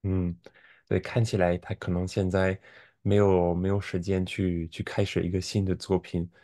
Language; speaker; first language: Chinese; non-native, fluent; French